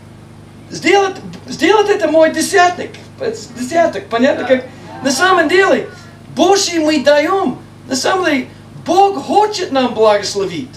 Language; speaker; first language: Russian; non-native, learner; English